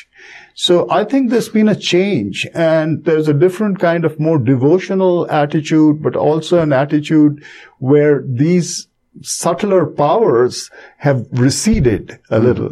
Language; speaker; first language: English; non-native, local second language; Bangla